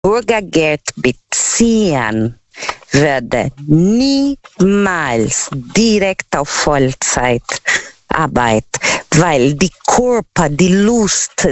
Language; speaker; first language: German; non-native, learner; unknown